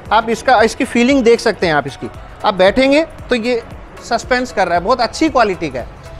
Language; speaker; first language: Hindi; native; Hindi